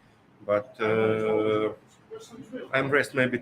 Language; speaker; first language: English; non-native, learner; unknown